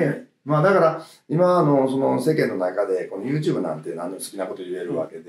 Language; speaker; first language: Japanese; native; Japanese